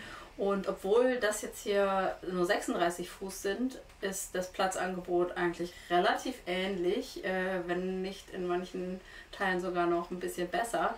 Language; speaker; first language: German; native; German